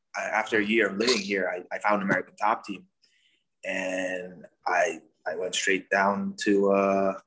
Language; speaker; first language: English; non-native, fluent; Dutch